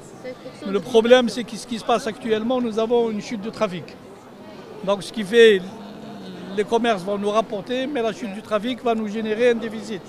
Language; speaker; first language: French; non-native, local second language; Arabic